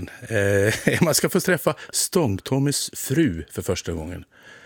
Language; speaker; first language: Swedish; native; Swedish